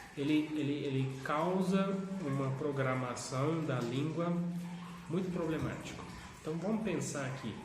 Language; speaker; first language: Portuguese; non-native, fluent; Afrikaans